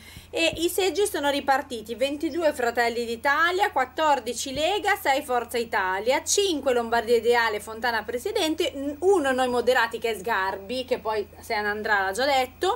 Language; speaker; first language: Italian; native; Italian